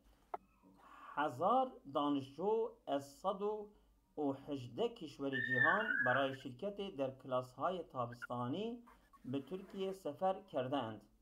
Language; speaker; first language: Persian; non-native, fluent; Kurdish